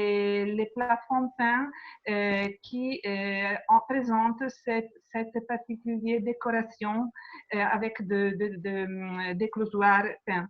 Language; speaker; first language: French; non-native, fluent; Italian